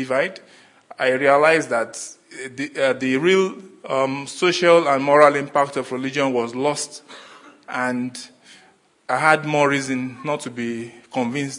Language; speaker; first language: English; non-native, local second language; Yoruba